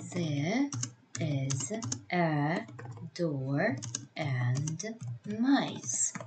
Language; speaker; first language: English; non-native, fluent; Ukrainian